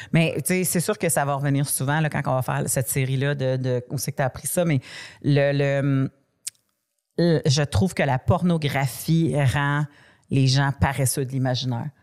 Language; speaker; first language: French; native; French